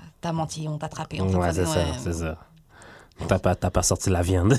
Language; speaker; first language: French; native; French